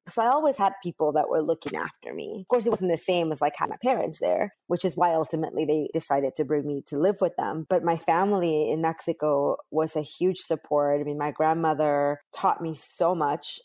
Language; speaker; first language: English; early bilingual, other home language; Spanish